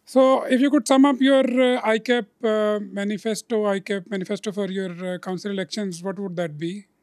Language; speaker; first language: English; non-native, local second language; Urdu